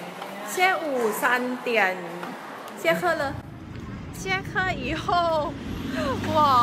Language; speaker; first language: Chinese; non-native, learner; Thai